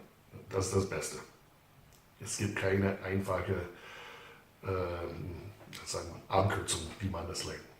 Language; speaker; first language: German; non-native, fluent; English